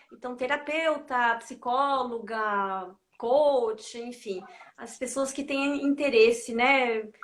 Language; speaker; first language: Portuguese; non-native, fluent; French